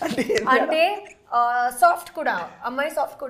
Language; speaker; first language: Telugu; non-native, fluent; Hindi